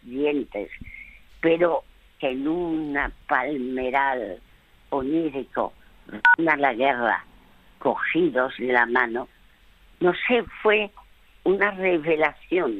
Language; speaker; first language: Spanish; non-native, fluent; French